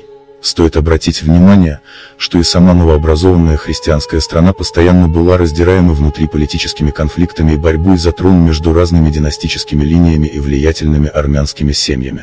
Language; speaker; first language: Russian; native; Russian